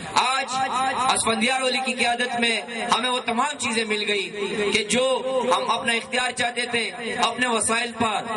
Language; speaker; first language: Urdu; non-native, local second language; Pashto